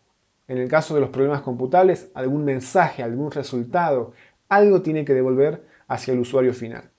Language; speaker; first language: Spanish; native; Spanish